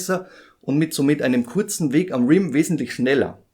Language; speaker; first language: German; native; German